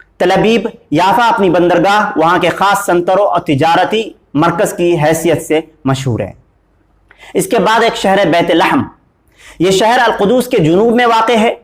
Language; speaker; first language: Urdu; native; Urdu